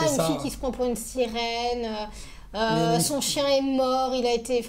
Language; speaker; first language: French; native; French